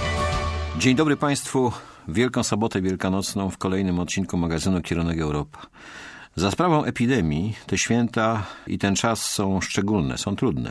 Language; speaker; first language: Polish; native; Polish